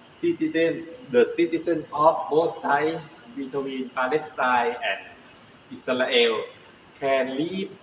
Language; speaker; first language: English; non-native, learner; Thai